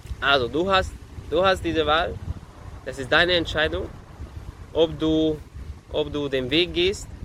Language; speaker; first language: German; non-native, fluent; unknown